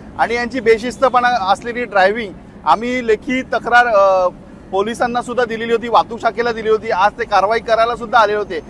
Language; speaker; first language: Marathi; native; Marathi